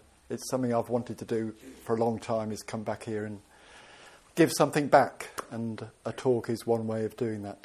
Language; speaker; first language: English; native; English